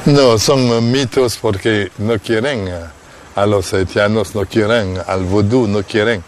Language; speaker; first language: Spanish; non-native, fluent; Haitian Creole